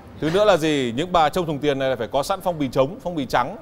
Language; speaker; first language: Vietnamese; native; Vietnamese